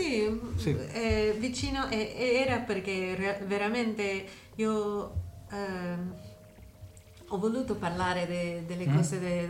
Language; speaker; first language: Italian; non-native, learner; English